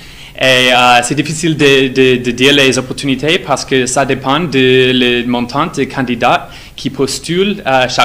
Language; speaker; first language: French; non-native, fluent; English